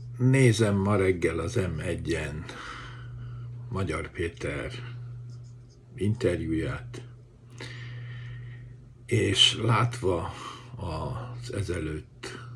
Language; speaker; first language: Hungarian; native; Hungarian